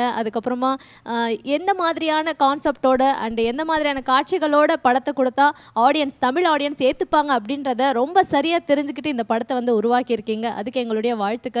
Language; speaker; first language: Tamil; native; Tamil